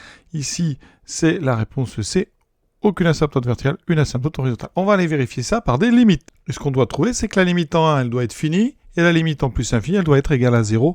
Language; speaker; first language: French; native; French